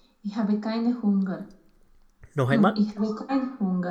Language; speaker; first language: German; non-native, learner; Romanian